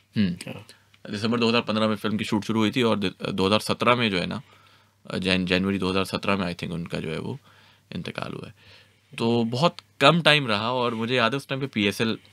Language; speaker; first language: Urdu; native; Urdu